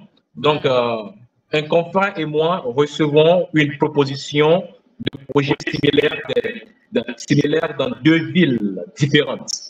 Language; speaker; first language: French; non-native, fluent; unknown